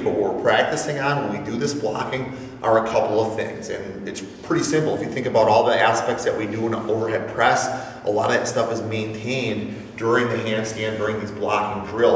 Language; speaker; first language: English; native; English